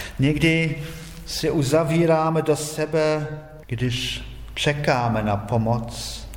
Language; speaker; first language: Czech; non-native, fluent; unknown